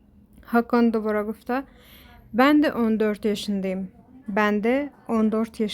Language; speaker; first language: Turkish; non-native, fluent; Persian